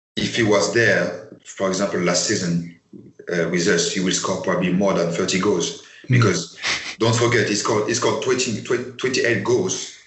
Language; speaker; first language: English; non-native, fluent; French